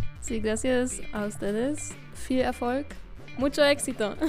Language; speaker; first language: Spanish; non-native, fluent; German